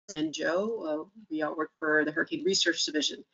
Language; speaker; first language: English; native; English